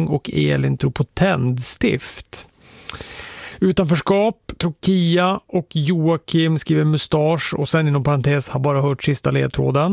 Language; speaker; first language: Swedish; native; Swedish